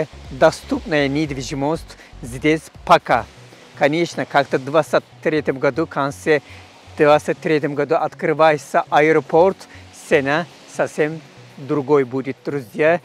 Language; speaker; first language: Russian; non-native, fluent; Turkish